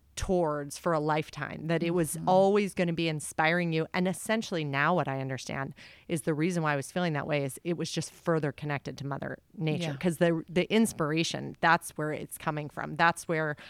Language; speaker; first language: English; native; English